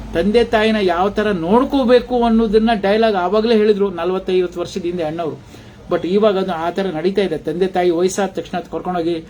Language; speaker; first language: Kannada; non-native, local second language; Konkani